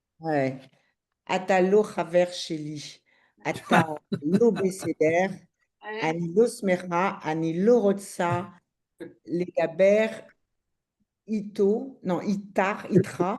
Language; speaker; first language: Hebrew; non-native, learner; French